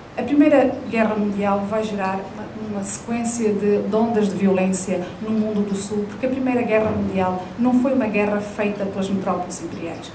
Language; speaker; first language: Portuguese; native; Portuguese